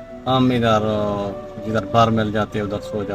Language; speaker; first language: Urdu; non-native, local second language; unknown